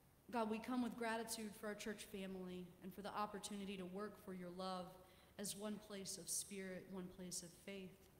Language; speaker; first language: English; native; English